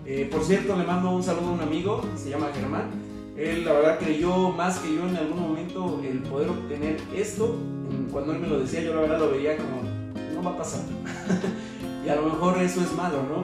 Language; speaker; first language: Spanish; native; Spanish